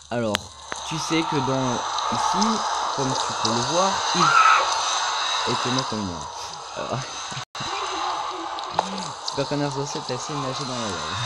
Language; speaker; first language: French; native; French